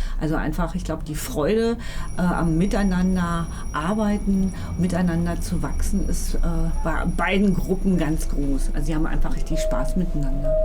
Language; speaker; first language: German; native; German